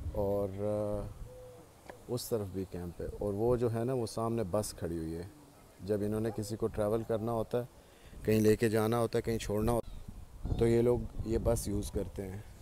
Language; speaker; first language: Urdu; non-native, local second language; Punjabi